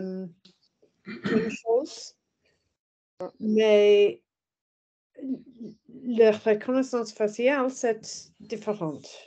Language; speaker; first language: French; non-native, learner; English